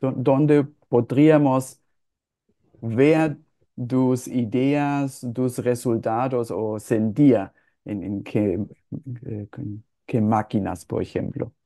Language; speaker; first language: Spanish; non-native, fluent; German